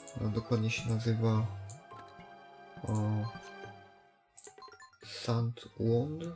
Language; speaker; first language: Polish; native; Polish